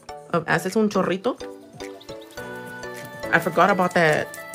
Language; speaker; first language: English; early bilingual, other home language; Spanish